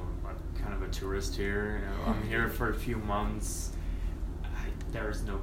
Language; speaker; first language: English; non-native, fluent; Dutch